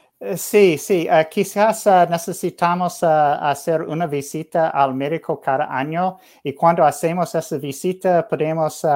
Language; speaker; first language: Spanish; non-native, learner; English